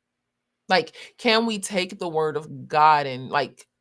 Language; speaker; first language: English; native; English